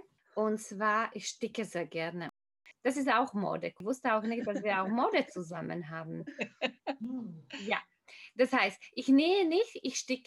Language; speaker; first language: German; non-native, fluent; Slovak